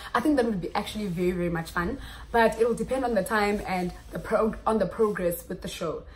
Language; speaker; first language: English; non-native, local second language; Xhosa